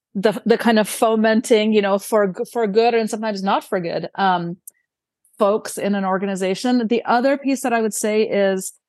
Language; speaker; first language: English; early bilingual, other home language; Romanian